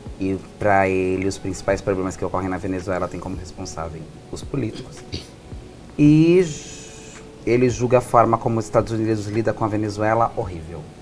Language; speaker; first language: Portuguese; native; Portuguese